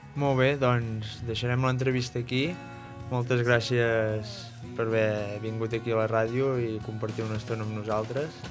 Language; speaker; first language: Catalan; native; Catalan